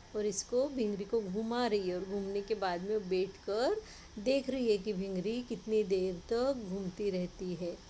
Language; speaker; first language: Hindi; non-native, local second language; Marathi